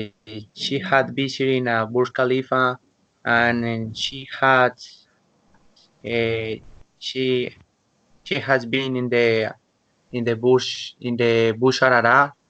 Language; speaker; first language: English; non-native, learner; Spanish